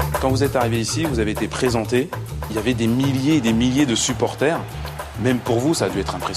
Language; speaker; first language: French; native; French